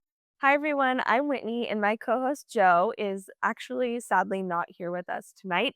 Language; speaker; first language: English; native; English